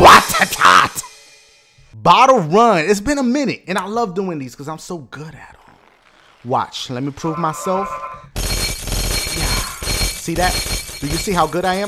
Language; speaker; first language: English; native; English